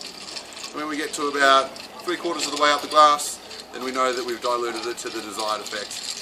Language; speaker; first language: English; native; English